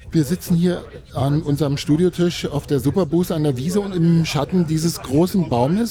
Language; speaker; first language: German; native; German